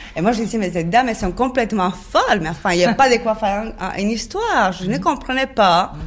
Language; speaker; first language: French; non-native, fluent; Spanish